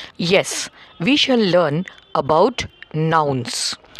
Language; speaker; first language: English; non-native, local second language; Bangla